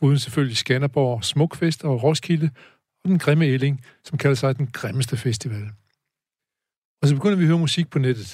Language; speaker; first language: Danish; native; Danish